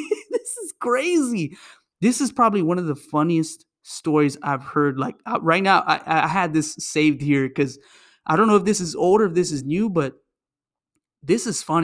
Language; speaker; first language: English; early bilingual, other home language; Spanish